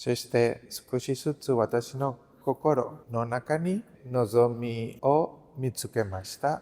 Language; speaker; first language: Japanese; non-native, learner; Spanish